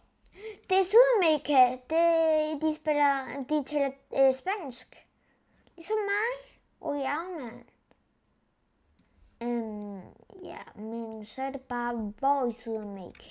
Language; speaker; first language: Danish; early bilingual, other home language; Spanish